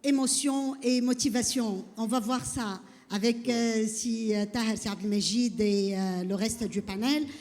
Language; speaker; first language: French; non-native, local second language; Arabic